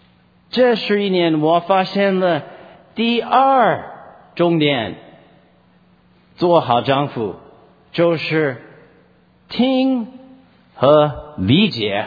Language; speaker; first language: Chinese; non-native, fluent; English